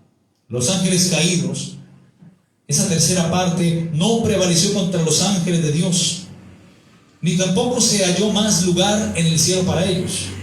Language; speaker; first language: Spanish; native; Spanish